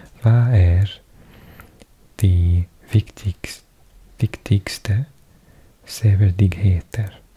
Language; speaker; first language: Danish; non-native, learner; English